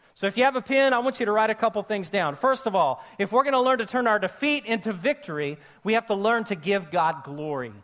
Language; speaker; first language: English; native; English